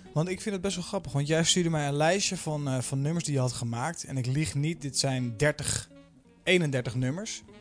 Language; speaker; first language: Dutch; native; Dutch